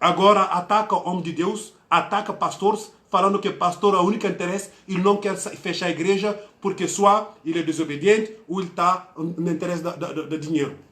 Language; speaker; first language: Portuguese; non-native, fluent; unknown